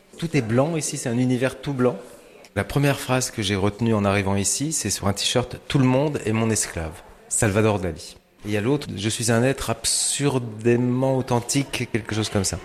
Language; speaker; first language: French; native; French